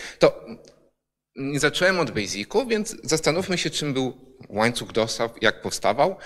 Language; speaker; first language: Polish; native; Polish